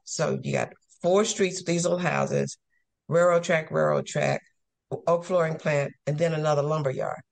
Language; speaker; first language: English; native; English